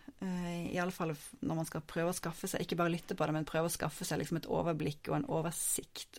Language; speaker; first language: Norwegian; native; Norwegian